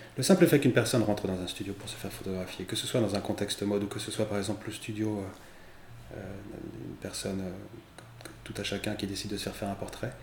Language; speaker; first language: French; native; French